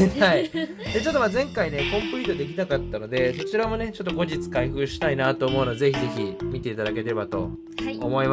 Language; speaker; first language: Japanese; native; Japanese